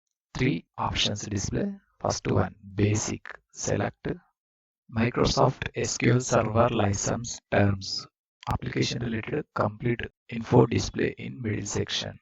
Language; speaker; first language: English; non-native, learner; Telugu